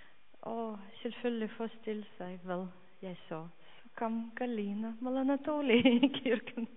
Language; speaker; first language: Danish; non-native, fluent; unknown